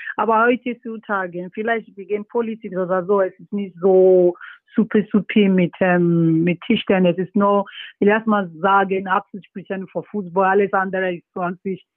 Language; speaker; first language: German; non-native, fluent; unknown